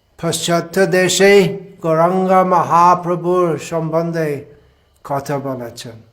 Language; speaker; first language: Bangla; non-native, fluent; English